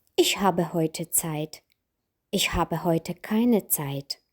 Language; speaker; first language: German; non-native, fluent; Ukrainian